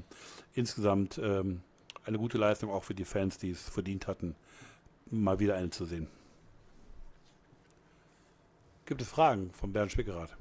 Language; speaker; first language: German; native; German